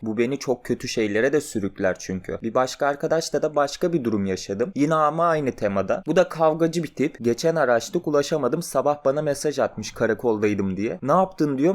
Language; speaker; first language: Turkish; native; Turkish